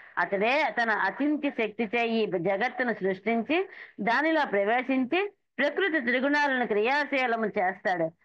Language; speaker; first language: Telugu; native; Telugu